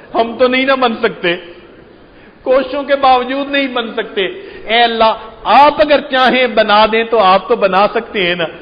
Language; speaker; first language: Urdu; non-native, local second language; Punjabi